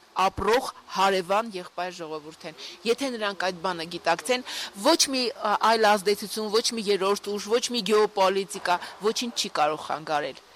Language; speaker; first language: Armenian; native; Armenian